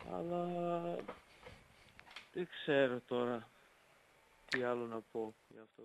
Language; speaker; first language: Greek; non-native, fluent; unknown